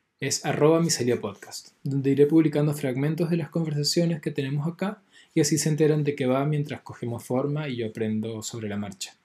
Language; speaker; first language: Spanish; native; Spanish